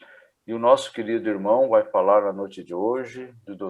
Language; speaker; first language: Portuguese; native; Portuguese